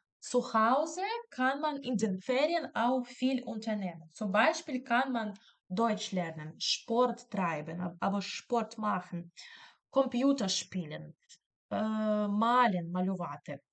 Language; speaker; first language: German; non-native, fluent; Ukrainian